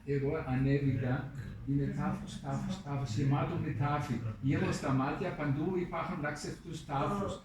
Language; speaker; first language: Greek; early bilingual, heritage; Greek